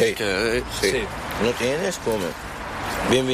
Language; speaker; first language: Spanish; non-native, learner; Arabic